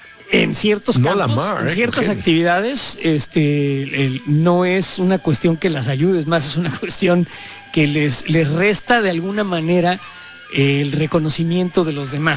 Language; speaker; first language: Spanish; native; Spanish